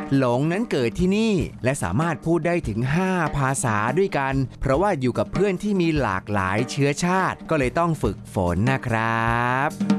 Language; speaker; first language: Thai; native; Thai